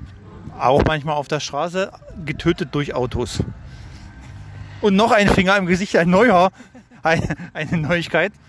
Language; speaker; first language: German; native; German